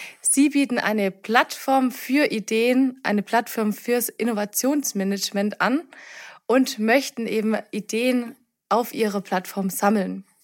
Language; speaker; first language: German; native; German